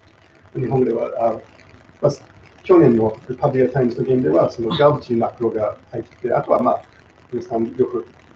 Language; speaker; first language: Japanese; non-native, fluent; English